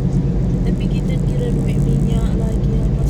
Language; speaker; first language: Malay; non-native, local second language; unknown